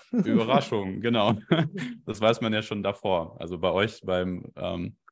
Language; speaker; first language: German; non-native, fluent; Russian